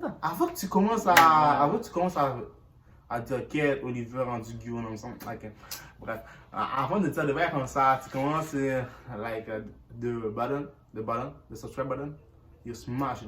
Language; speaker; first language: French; early bilingual, other home language; Haitian Creole